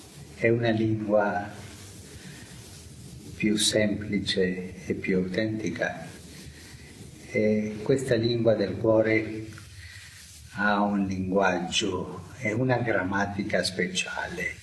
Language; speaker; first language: Italian; non-native, fluent; Spanish